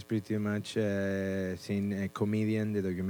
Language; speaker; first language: English; non-native, fluent; Spanish